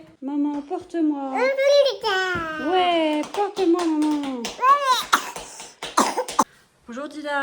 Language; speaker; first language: French; native; French